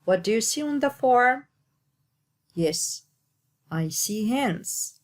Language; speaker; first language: English; non-native, learner; Arabic